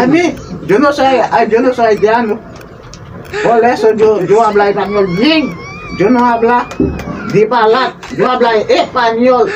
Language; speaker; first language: Spanish; non-native, learner; Haitian Creole